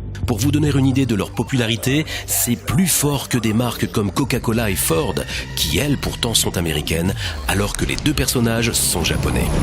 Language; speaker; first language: French; native; French